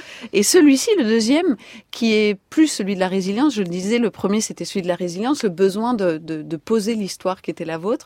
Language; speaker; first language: French; native; French